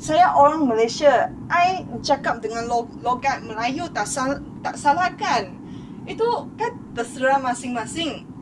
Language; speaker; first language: Indonesian; non-native, fluent; Chinese